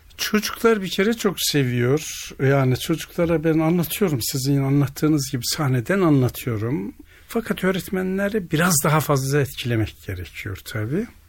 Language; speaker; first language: Turkish; native; Turkish